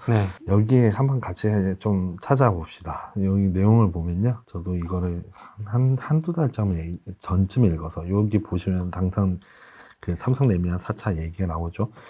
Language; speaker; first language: Korean; native; Korean